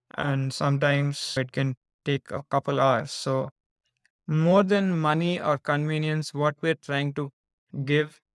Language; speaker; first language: English; non-native, local second language; Telugu